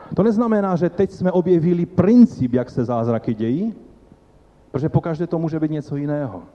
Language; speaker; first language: Czech; non-native, local second language; Polish